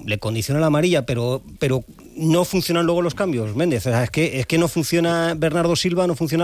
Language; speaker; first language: Spanish; native; Spanish